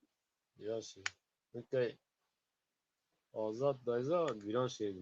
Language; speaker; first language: Turkish; non-native, local second language; Zaza